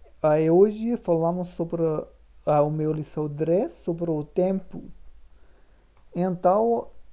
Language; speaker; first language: Portuguese; non-native, learner; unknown